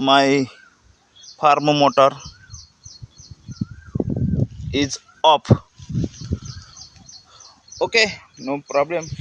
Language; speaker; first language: English; non-native, learner; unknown